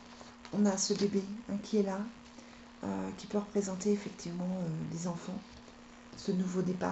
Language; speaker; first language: French; native; French